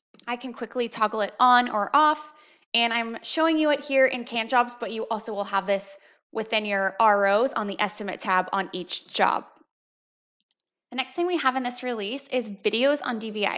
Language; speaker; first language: English; native; English